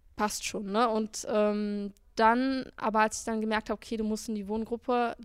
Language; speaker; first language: German; native; German